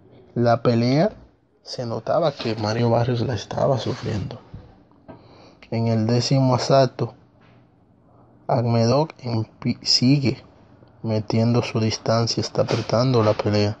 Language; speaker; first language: Spanish; native; Spanish